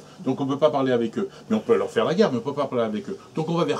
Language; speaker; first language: French; native; French